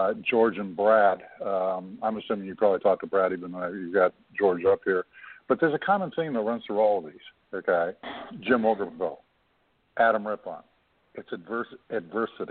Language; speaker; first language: English; native; English